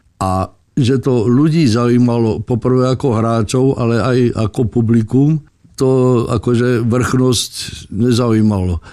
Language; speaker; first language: Slovak; native; Slovak